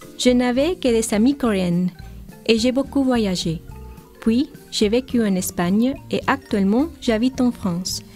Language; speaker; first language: French; non-native, fluent; Spanish